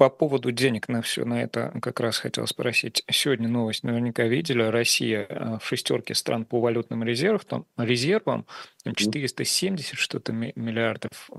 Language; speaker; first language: Russian; native; Russian